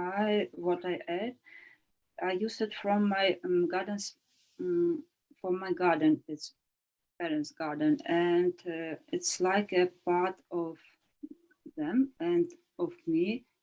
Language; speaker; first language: English; non-native, learner; Ukrainian